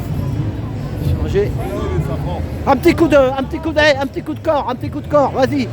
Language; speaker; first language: French; native; French